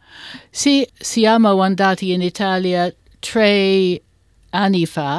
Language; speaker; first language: Italian; non-native, learner; English